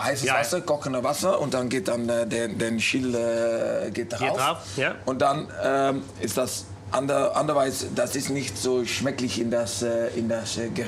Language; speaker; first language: German; non-native, learner; Dutch